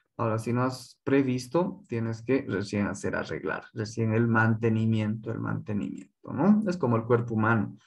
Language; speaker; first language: Spanish; non-native, local second language; Quechua